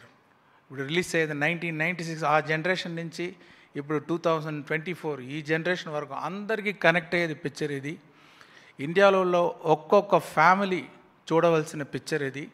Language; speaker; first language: Telugu; non-native, learner; Tamil